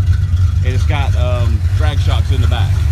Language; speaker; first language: English; native; English